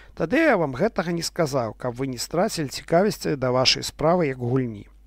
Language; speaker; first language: Belarusian; non-native, local second language; Russian